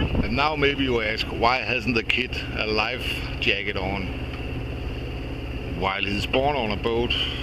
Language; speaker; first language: English; non-native, fluent; Danish